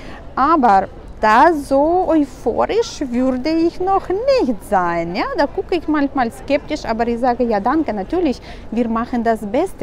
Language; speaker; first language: German; non-native, fluent; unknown